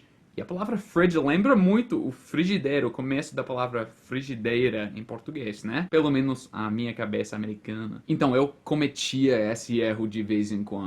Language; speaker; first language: Portuguese; non-native, fluent; English